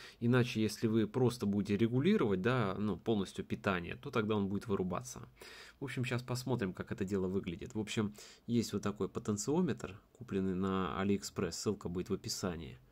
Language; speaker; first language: Russian; native; Russian